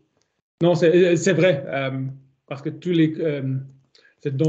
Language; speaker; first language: French; non-native, learner; German